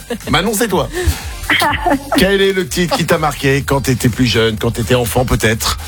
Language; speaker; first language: French; native; French